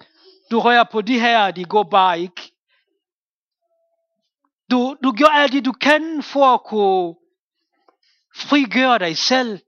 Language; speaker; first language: Swedish; non-native, learner; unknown